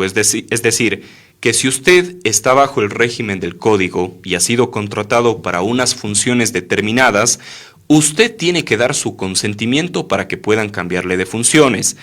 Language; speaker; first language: Spanish; native; Spanish